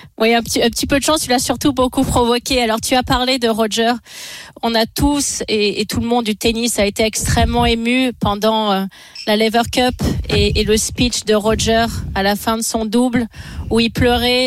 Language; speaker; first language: French; native; French